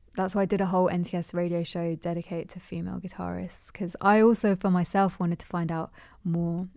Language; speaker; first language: English; native; English